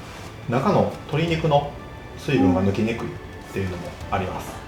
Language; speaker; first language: Japanese; native; Japanese